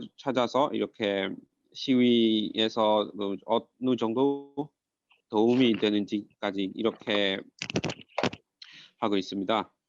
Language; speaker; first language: Korean; non-native, fluent; Burmese